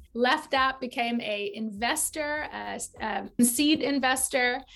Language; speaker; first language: English; native; English